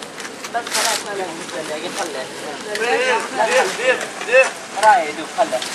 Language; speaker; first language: Arabic; native; Arabic